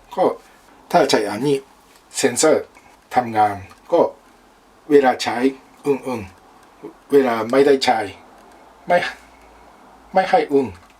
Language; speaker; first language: Thai; non-native, learner; Japanese